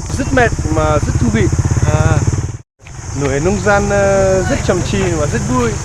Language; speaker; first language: Vietnamese; non-native, learner; French